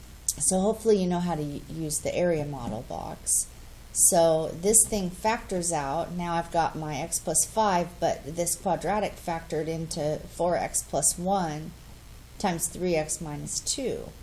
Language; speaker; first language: English; native; English